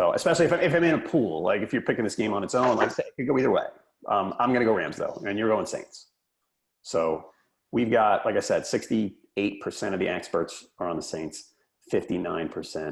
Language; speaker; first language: English; native; English